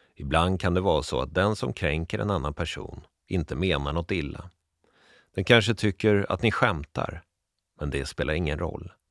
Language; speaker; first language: Swedish; native; Swedish